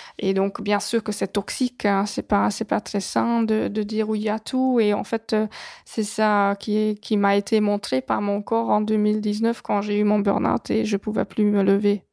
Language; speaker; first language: French; non-native, fluent; Hungarian